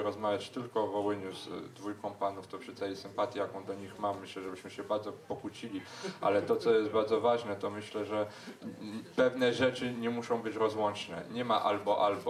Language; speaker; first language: Polish; native; Polish